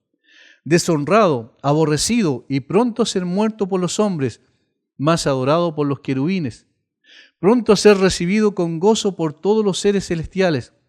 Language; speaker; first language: Spanish; native; Spanish